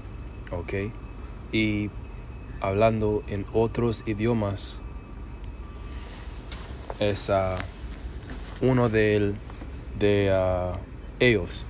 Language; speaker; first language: Spanish; non-native, learner; English